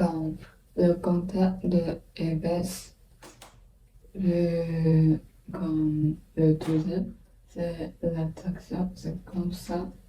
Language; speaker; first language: French; non-native, learner; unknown